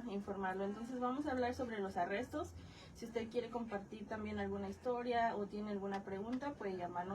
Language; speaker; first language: Spanish; native; Spanish